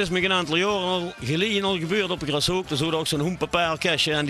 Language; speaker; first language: Dutch; native; Dutch